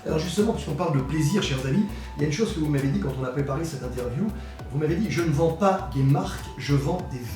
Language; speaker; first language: French; native; French